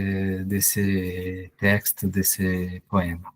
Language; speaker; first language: French; non-native, fluent; Portuguese